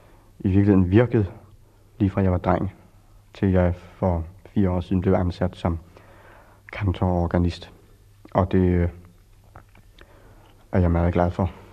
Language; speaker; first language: Danish; early bilingual, other home language; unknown